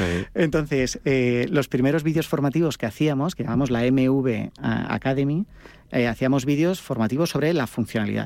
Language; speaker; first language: Spanish; native; Spanish